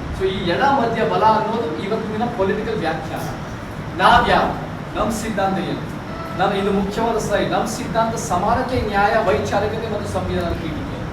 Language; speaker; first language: Kannada; early bilingual, heritage; Kannada